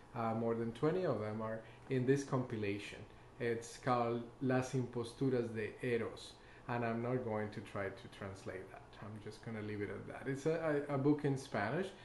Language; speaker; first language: English; non-native, fluent; Spanish